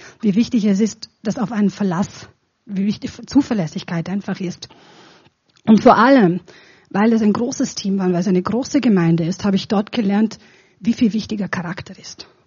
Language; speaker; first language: German; non-native, fluent; Romanian